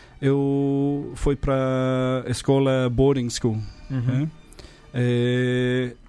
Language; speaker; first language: Portuguese; non-native, learner; English